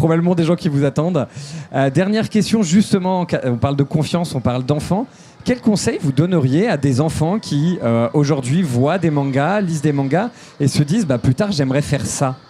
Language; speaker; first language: French; native; French